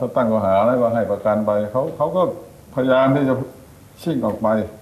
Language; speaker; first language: Thai; native; Thai